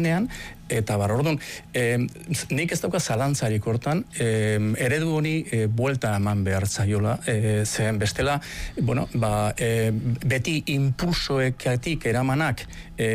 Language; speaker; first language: Basque; native; Basque